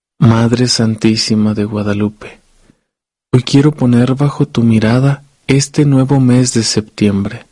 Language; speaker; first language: Spanish; native; Spanish